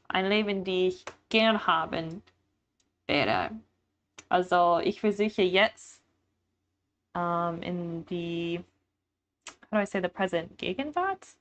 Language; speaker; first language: German; non-native, learner; English